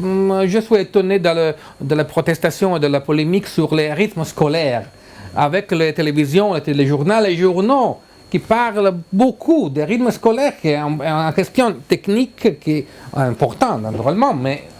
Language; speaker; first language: French; non-native, learner; Italian